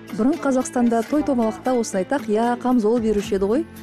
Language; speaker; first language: Kazakh; early bilingual, other home language; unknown